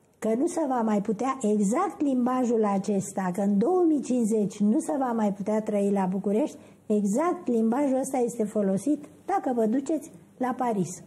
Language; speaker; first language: Romanian; native; Romanian